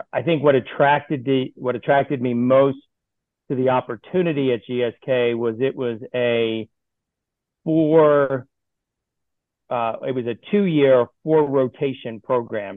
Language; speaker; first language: English; native; English